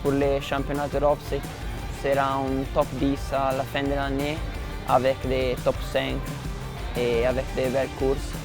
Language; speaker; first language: French; non-native, fluent; Italian